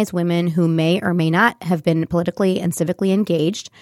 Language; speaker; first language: English; early bilingual, other home language; Hindi